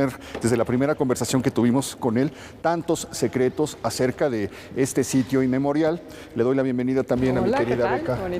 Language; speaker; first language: Spanish; native; Spanish